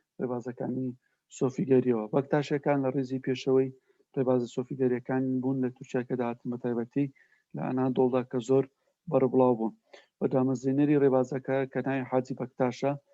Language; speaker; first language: Central Kurdish; native; Central Kurdish